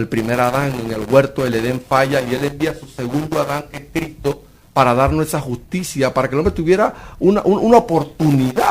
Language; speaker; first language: Spanish; native; Spanish